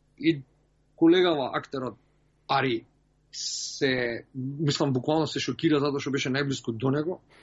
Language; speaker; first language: Macedonian; early bilingual, heritage; Macedonian